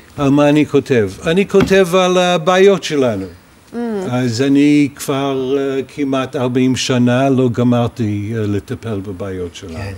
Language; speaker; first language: Hebrew; non-native, fluent; English